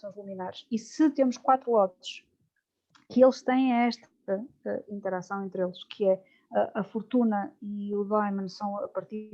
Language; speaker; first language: Portuguese; native; Portuguese